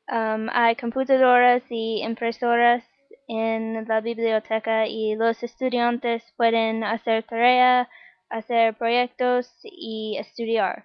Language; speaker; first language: Spanish; non-native, learner; English